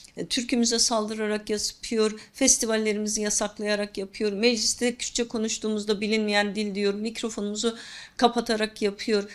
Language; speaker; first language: Turkish; non-native, local second language; Kurdish